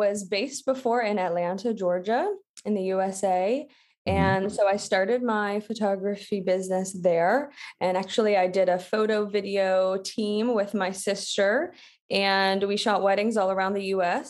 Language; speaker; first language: English; native; English